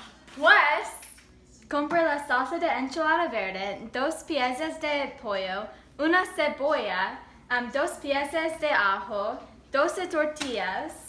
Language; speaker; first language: Spanish; non-native, learner; English